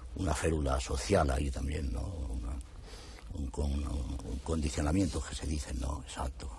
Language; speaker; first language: Spanish; native; Spanish